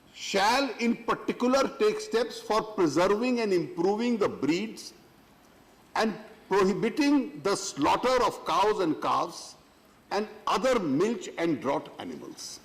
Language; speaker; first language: English; non-native, local second language; Hindi